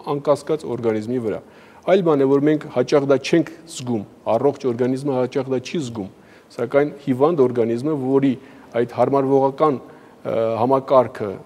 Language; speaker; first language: Armenian; native; Armenian